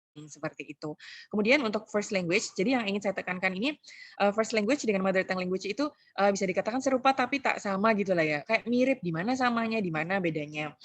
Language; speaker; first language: Indonesian; native; Indonesian